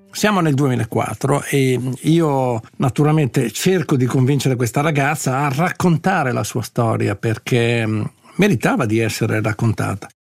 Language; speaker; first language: Italian; native; Italian